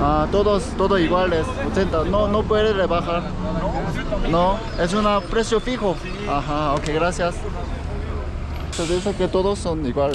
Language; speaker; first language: Spanish; non-native, learner; Korean